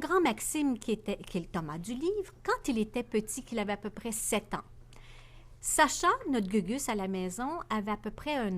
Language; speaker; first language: French; native; French